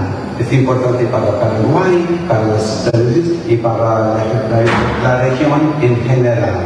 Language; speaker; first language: Spanish; non-native, fluent; English